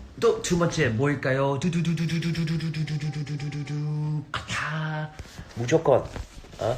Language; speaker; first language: Korean; non-native, fluent; English